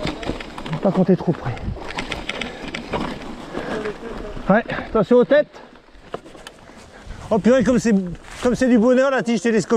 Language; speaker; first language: French; native; French